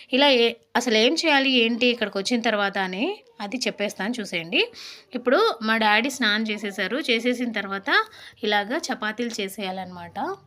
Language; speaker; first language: Telugu; non-native, local second language; Lambadi